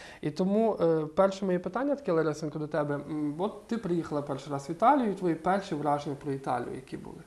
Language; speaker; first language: Ukrainian; native; Ukrainian